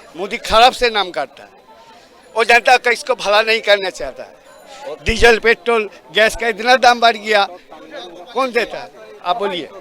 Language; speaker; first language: Hindi; non-native, local second language; Bangla